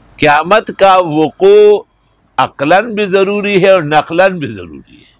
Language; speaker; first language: Urdu; non-native, local second language; Pashto